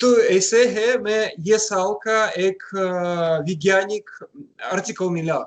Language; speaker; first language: Hindi; non-native, learner; Russian